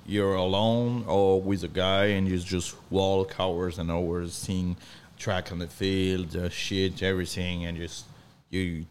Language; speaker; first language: English; non-native, learner; French